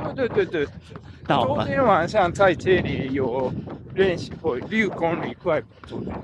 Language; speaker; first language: Chinese; non-native, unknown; Japanese